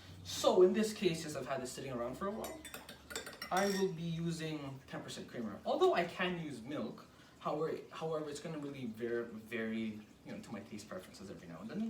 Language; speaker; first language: English; native; English